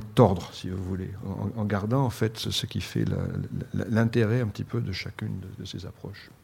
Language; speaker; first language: French; native; French